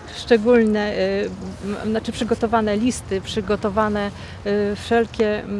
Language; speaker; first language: Polish; native; Polish